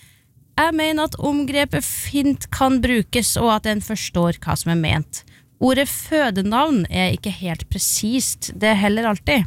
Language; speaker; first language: Norwegian; native; Norwegian